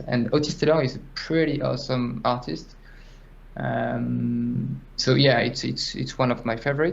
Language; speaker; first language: English; non-native, fluent; French